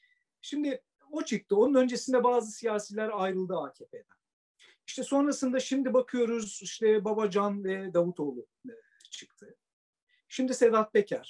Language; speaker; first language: Turkish; native; Turkish